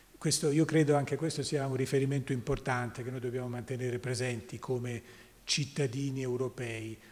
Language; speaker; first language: Italian; native; Italian